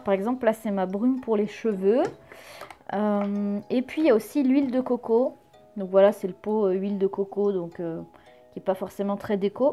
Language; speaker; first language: French; native; French